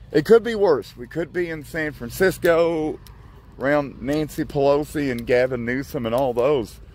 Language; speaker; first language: English; native; English